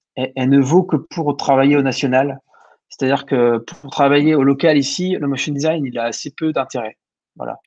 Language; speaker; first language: French; native; French